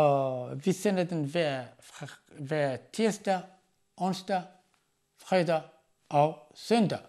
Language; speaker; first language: Danish; non-native, fluent; Arabic